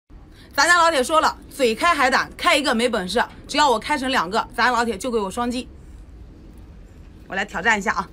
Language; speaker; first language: Chinese; native; Chinese